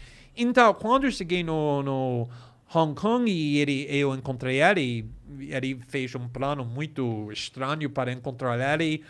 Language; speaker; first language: Portuguese; non-native, fluent; English